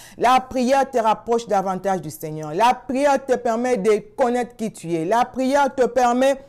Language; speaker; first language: French; non-native, local second language; Swahili